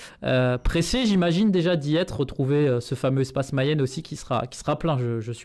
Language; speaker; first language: French; native; French